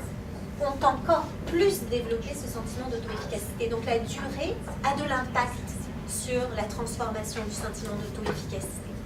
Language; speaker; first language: French; native; French